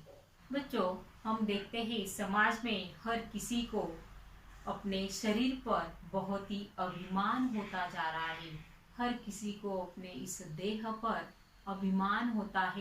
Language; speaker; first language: Hindi; non-native, local second language; Marathi